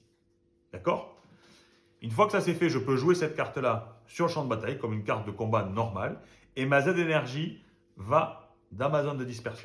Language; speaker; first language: French; native; French